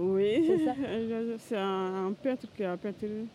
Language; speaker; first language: French; non-native, learner; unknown